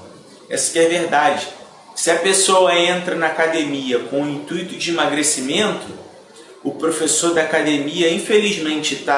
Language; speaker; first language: Portuguese; native; Portuguese